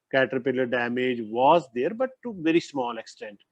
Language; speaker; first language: English; non-native, local second language; Punjabi